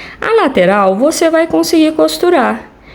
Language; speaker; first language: Portuguese; native; Portuguese